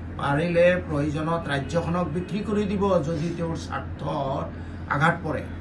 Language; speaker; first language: Assamese; non-native, local second language; Bangla